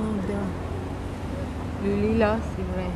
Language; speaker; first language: French; non-native, local second language; Russian